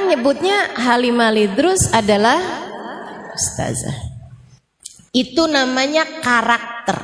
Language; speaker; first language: Indonesian; native; Indonesian